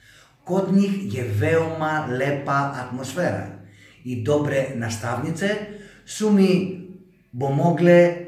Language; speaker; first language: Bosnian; non-native, learner; Greek